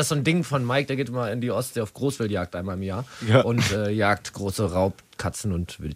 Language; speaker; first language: German; native; German